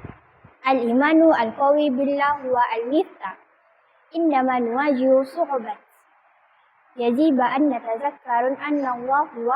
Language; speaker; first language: Arabic; non-native, learner; Malay